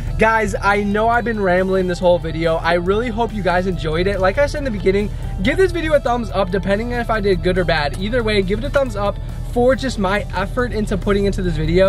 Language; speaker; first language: English; native; English